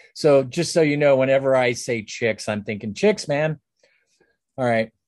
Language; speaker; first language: English; native; English